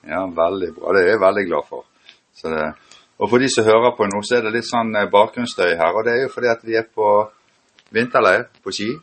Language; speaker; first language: Norwegian; native; Norwegian